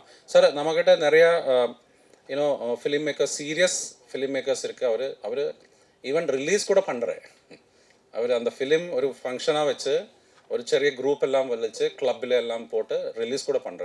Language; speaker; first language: Tamil; non-native, fluent; Malayalam